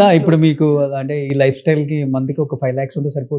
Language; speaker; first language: Telugu; native; Telugu